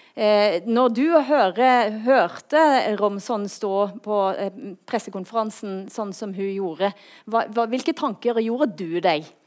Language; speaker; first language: Norwegian; native; Norwegian